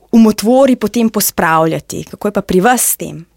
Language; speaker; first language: Slovenian; native; Slovenian